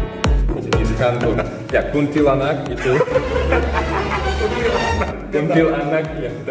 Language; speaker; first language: Indonesian; non-native, fluent; Russian